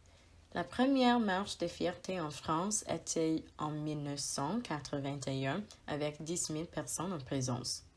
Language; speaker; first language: French; non-native, learner; English